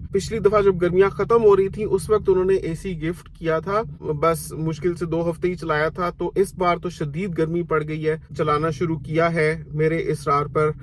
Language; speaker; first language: Urdu; non-native, local second language; Punjabi